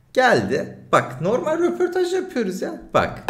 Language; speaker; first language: Turkish; native; Turkish